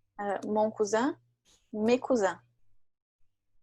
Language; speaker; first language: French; non-native, fluent; Portuguese